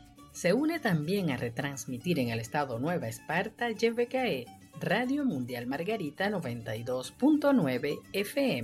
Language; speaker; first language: Spanish; native; Spanish